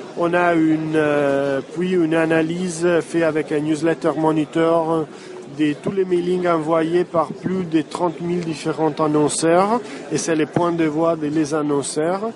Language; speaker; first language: French; non-native, fluent; Italian